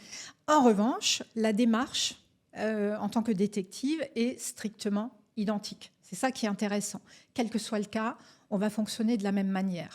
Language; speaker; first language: French; native; French